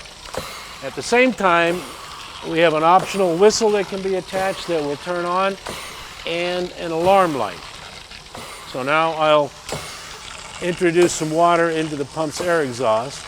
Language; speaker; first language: English; native; English